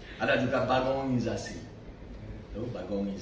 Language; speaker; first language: Indonesian; non-native, fluent; French